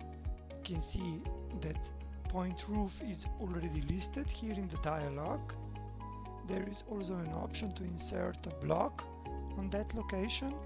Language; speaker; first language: English; non-native, fluent; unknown